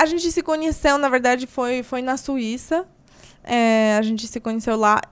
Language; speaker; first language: Portuguese; non-native, fluent; Polish